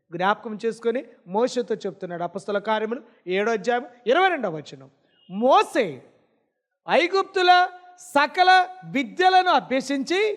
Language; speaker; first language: Telugu; non-native, local second language; Lambadi